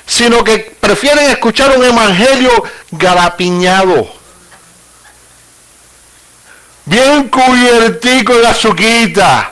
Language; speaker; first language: Spanish; native; Spanish